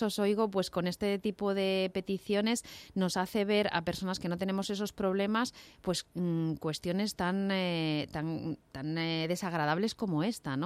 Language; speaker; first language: Spanish; native; Spanish